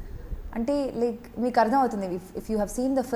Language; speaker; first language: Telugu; non-native, fluent; Malayalam